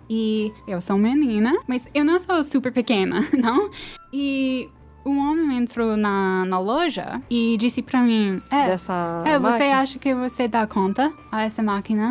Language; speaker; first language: Portuguese; non-native, fluent; English